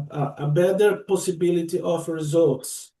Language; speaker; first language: English; non-native, learner; Portuguese